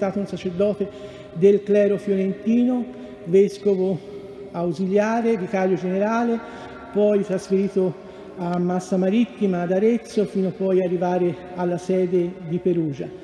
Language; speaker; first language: Italian; native; Italian